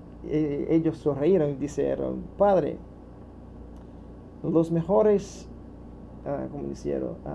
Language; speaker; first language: Spanish; non-native, learner; Portuguese